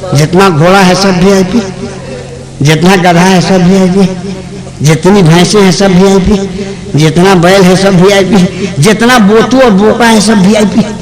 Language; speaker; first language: Hindi; non-native, local second language; Bhojpuri